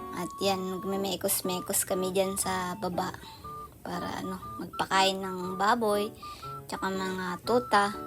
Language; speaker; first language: Filipino; non-native, local second language; Iloko